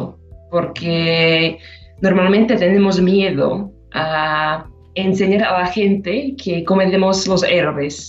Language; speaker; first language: Spanish; non-native, fluent; Slovak